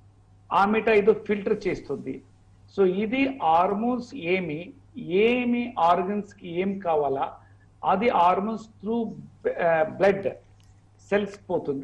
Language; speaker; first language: Telugu; non-native, learner; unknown